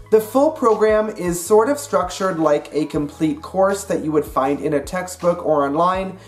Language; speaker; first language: English; native; English